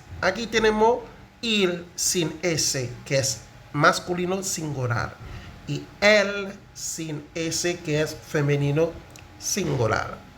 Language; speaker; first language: Spanish; non-native, fluent; Haitian Creole